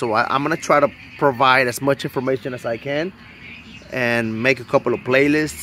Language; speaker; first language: English; native; English